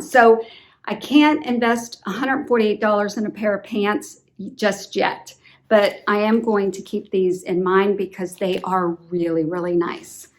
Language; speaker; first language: English; native; English